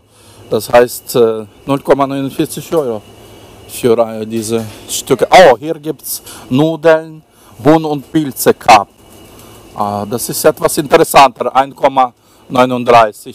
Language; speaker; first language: German; non-native, learner; Ukrainian